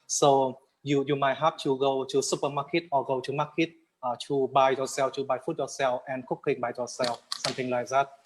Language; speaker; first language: English; non-native, learner; Vietnamese